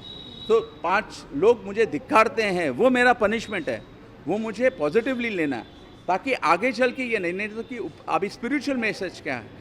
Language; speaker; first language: Hindi; native; Hindi